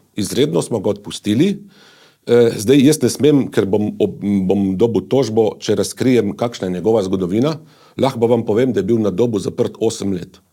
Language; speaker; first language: Slovenian; native; Slovenian